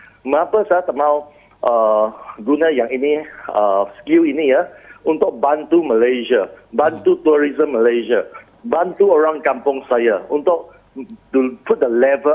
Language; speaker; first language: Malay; non-native, local second language; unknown